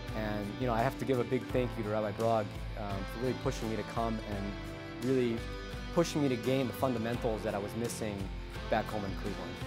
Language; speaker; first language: English; native; English